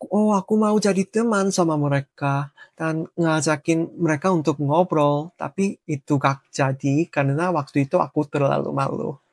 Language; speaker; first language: Indonesian; non-native, fluent; Korean